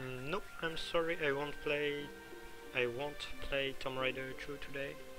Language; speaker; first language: English; non-native, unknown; French